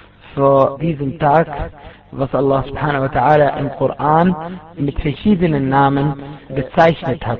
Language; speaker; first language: German; non-native, fluent; Arabic